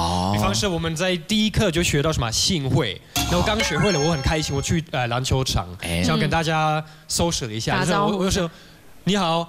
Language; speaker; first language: Chinese; non-native, fluent; German